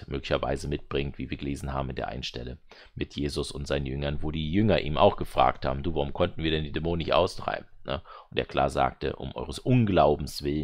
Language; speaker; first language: German; native; German